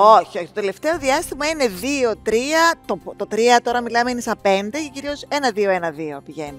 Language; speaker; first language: Greek; native; Greek